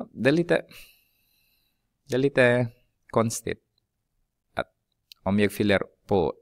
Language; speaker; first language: Swedish; non-native, fluent; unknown